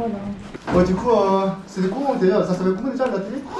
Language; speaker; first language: French; non-native, learner; Korean